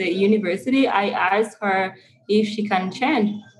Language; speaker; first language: English; non-native, local second language; Kinyarwanda